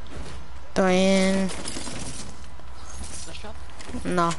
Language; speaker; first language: Spanish; early bilingual, heritage; Spanish